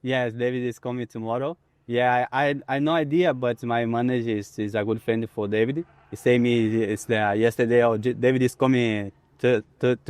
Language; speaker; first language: English; non-native, learner; Portuguese